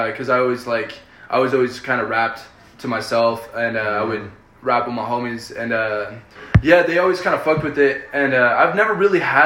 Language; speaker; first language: English; early bilingual, other home language; Spanish